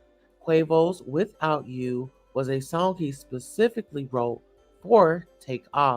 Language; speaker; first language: English; native; English